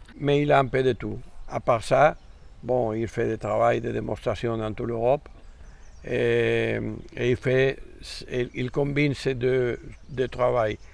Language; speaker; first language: French; non-native, fluent; Spanish